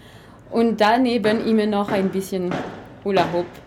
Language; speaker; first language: German; non-native, fluent; French